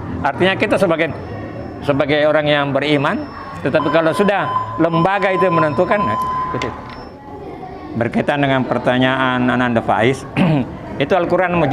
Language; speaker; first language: Indonesian; native; Indonesian